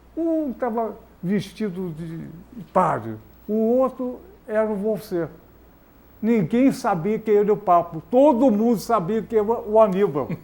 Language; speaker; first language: Portuguese; native; Portuguese